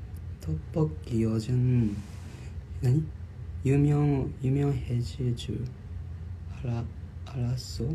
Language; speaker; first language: Korean; non-native, learner; Japanese